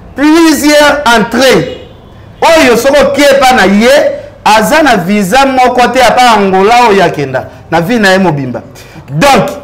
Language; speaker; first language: Lingala; native; Lingala